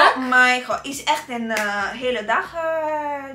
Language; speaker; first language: Dutch; non-native, learner; Italian